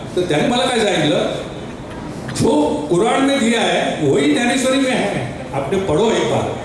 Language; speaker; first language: Hindi; non-native, local second language; Marathi